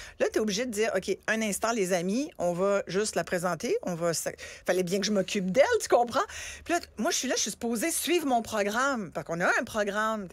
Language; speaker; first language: French; early bilingual, other home language; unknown